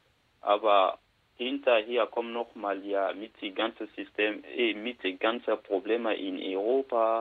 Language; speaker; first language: German; non-native, learner; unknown